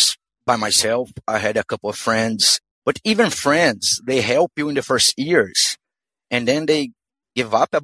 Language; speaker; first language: English; non-native, fluent; Portuguese